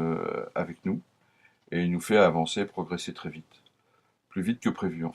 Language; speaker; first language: French; native; French